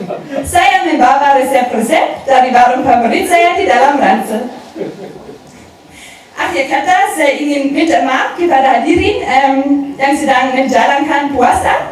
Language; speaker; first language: Indonesian; non-native, learner; German